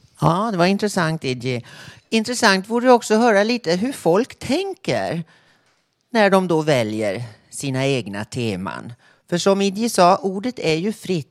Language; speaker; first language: Swedish; native; Swedish